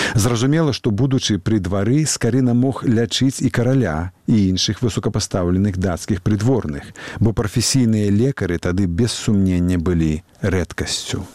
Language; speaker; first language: Belarusian; native; Belarusian